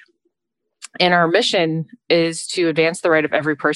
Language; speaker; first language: English; native; English